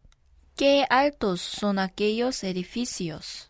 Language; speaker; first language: Spanish; non-native, learner; Korean